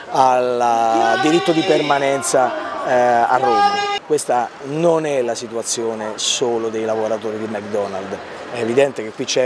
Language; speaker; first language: Italian; native; Italian